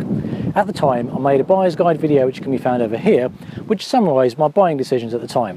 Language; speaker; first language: English; native; English